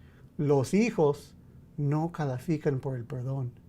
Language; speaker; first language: Spanish; early bilingual, heritage; English